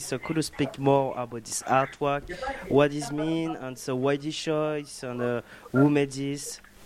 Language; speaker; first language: English; non-native, learner; French